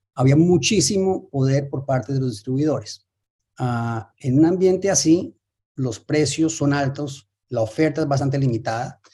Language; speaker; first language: Spanish; native; Spanish